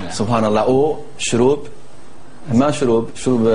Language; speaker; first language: Arabic; non-native, learner; Italian